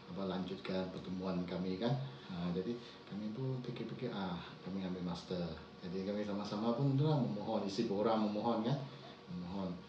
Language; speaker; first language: Malay; non-native, local second language; Chinese